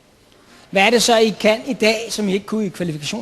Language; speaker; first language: Danish; native; Danish